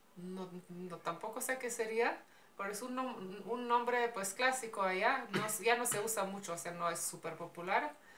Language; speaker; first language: Spanish; non-native, fluent; Slovenian